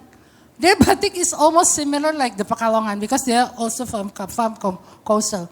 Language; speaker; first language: English; non-native, fluent; Indonesian